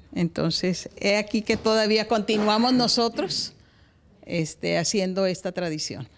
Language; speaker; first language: Spanish; native; Spanish